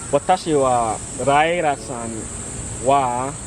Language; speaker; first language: Japanese; non-native, learner; English